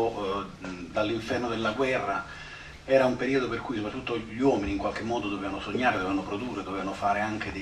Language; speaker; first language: Italian; native; Italian